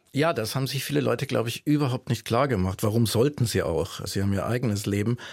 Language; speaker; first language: German; native; German